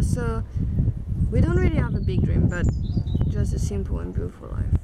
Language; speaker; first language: English; non-native, fluent; French